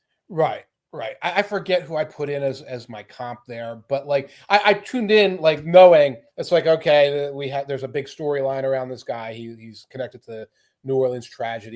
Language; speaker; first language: English; native; English